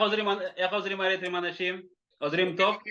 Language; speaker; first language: Hebrew; non-native, learner; Tigrinya